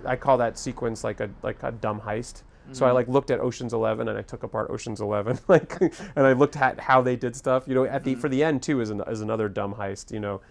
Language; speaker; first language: English; native; English